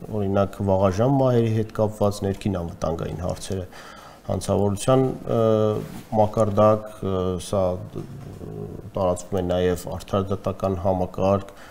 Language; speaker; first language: Armenian; native; Armenian